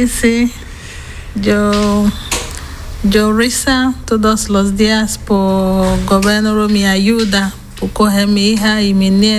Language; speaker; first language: Spanish; non-native, learner; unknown